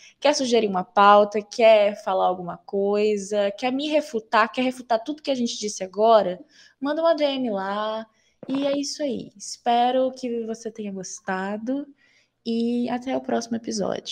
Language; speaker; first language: Portuguese; native; Portuguese